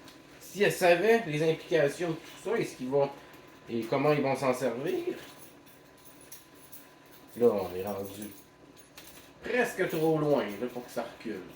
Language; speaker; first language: French; native; French